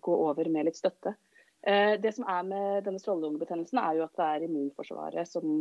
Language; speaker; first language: Norwegian; native; Norwegian